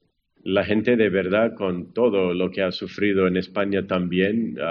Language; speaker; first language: Spanish; non-native, fluent; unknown